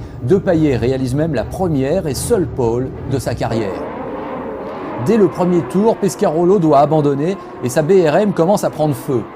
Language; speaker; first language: French; native; French